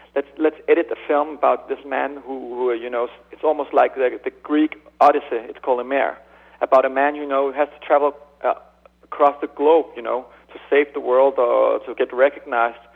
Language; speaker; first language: English; non-native, fluent; Danish